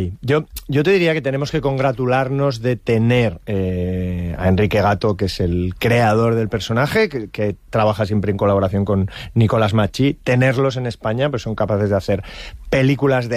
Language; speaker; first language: Spanish; native; Spanish